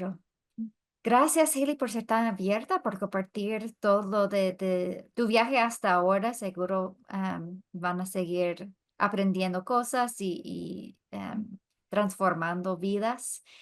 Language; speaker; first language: Spanish; non-native, fluent; English